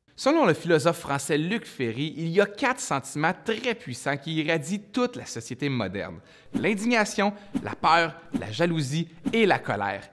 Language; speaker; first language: French; native; French